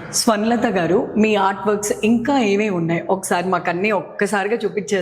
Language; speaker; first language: Telugu; native; Telugu